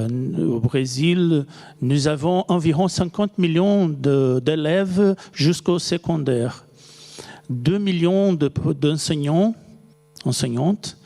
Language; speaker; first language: French; non-native, fluent; Portuguese